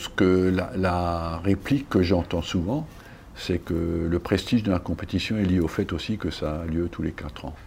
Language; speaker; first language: French; native; French